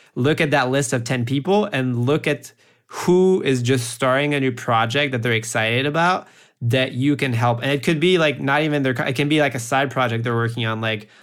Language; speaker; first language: English; early bilingual, heritage; French